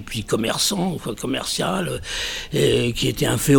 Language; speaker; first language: French; native; French